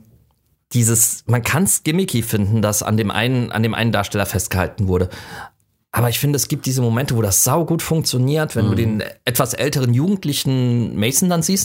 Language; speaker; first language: German; native; German